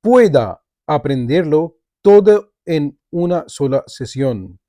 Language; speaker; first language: Spanish; non-native, fluent; Urdu